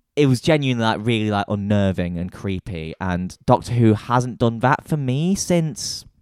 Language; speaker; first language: English; native; English